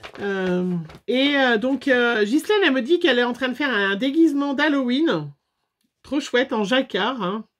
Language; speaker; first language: French; native; French